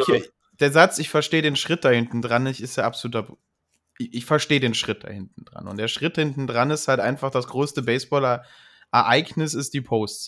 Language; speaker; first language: German; native; German